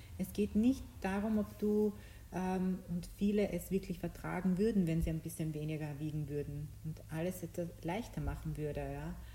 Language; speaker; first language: German; early bilingual, other home language; Bosnian